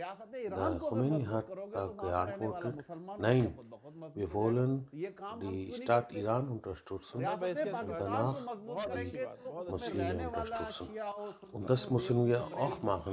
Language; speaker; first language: German; non-native, learner; Urdu